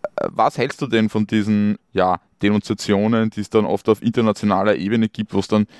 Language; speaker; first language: German; native; German